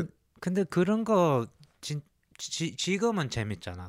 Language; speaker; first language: Korean; early bilingual, heritage; English